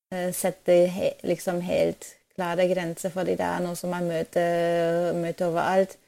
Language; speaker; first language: Norwegian; non-native, fluent; German